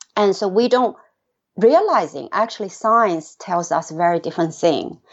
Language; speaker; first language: English; non-native, fluent; Chinese